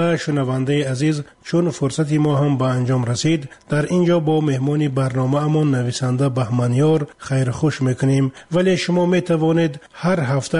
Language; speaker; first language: Tajik; native; Tajik